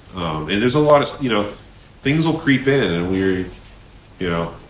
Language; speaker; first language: English; native; English